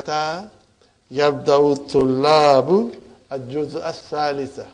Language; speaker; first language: Arabic; non-native, fluent; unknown